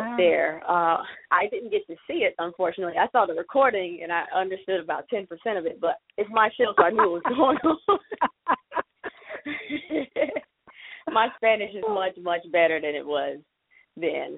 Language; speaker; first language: English; native; English